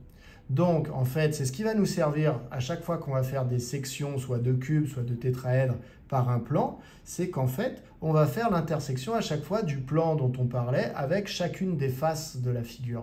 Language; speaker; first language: French; native; French